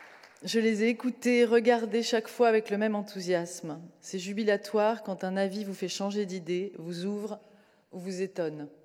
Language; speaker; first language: French; native; French